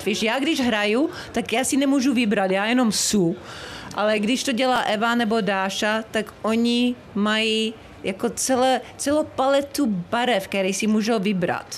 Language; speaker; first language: Czech; early bilingual, heritage; Czech